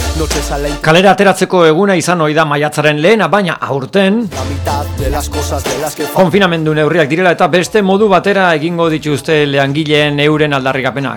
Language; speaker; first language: Basque; native; Basque